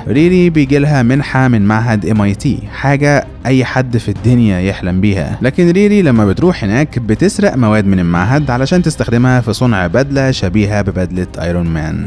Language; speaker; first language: Arabic; native; Arabic